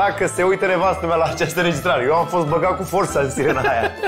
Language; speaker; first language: Romanian; native; Romanian